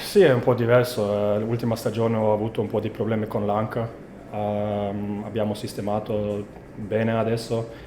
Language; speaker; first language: Italian; non-native, fluent; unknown